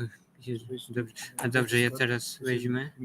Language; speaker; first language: Polish; non-native, fluent; Ukrainian